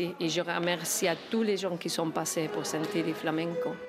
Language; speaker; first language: French; non-native, fluent; Spanish